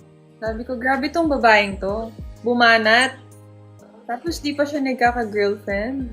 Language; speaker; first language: Filipino; non-native, local second language; Cebuano